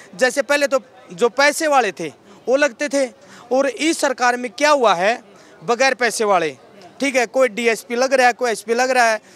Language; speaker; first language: Hindi; native; Hindi